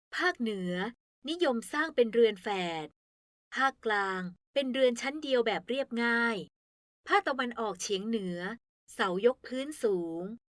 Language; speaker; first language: Thai; native; Thai